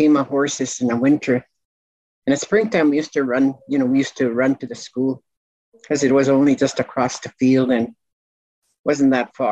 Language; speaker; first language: English; non-native, local second language; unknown